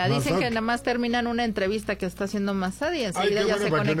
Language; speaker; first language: Spanish; native; Spanish